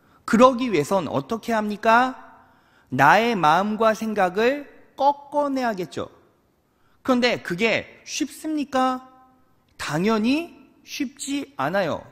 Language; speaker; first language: Korean; native; Korean